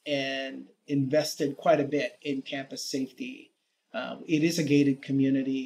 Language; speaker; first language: English; native; English